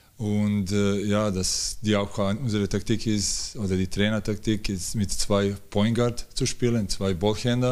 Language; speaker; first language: German; non-native, fluent; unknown